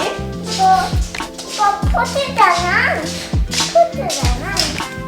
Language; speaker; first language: Korean; early bilingual, heritage; Korean